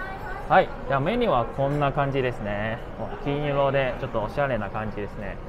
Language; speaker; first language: Japanese; non-native, fluent; Cantonese